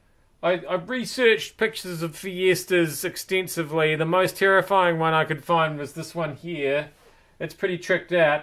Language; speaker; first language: English; native; English